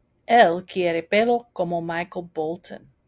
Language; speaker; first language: Spanish; non-native, fluent; English